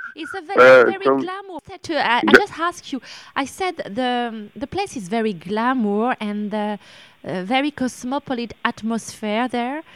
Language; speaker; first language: English; non-native, learner; French